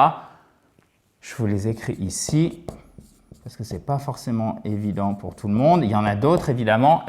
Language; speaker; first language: French; native; French